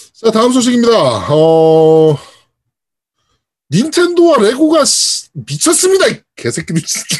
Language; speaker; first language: Korean; native; Korean